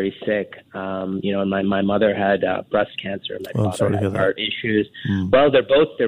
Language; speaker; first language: English; native; English